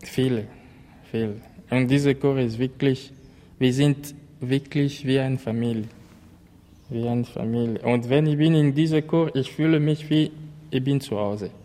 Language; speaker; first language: German; non-native, learner; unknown